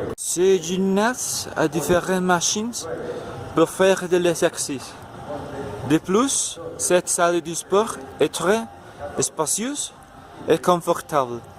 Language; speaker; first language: French; non-native, learner; Spanish